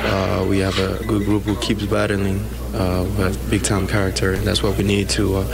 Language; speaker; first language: English; non-native, fluent; French